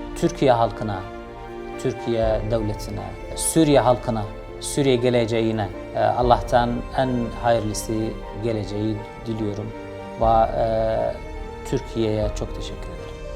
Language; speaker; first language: Turkish; non-native, fluent; Arabic